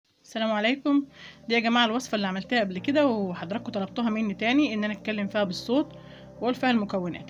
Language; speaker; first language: Arabic; native; Arabic